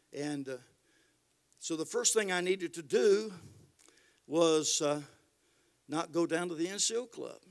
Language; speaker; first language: English; native; English